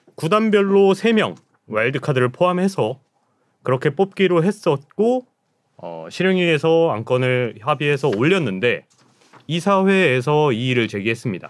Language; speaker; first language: Korean; native; Korean